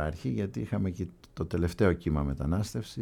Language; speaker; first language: Greek; native; Greek